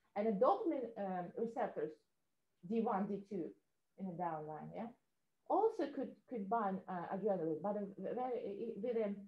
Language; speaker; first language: English; non-native, fluent; Russian